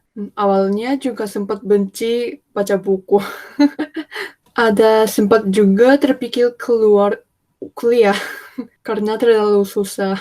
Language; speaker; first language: Indonesian; non-native, learner; Japanese